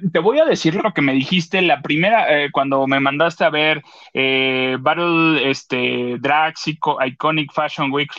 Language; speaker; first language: Spanish; native; Spanish